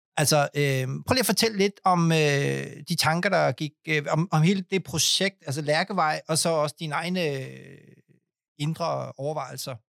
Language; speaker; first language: Danish; early bilingual, other home language; Urdu